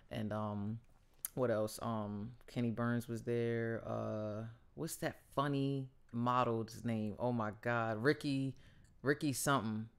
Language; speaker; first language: English; native; English